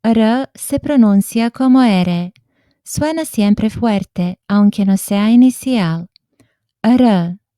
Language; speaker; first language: Spanish; non-native, fluent; Serbian